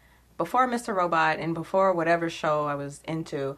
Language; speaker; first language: English; native; English